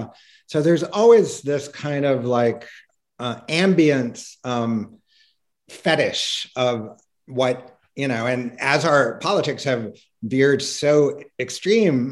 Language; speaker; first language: English; native; English